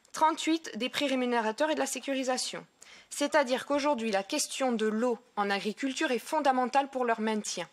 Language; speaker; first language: French; native; French